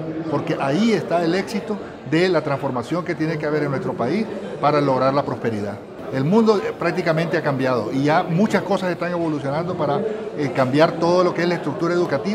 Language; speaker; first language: Spanish; native; Spanish